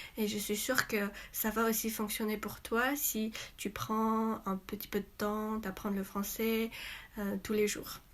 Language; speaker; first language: French; non-native, fluent; Chinese